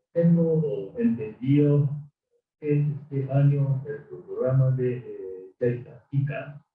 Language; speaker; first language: Spanish; non-native, fluent; Japanese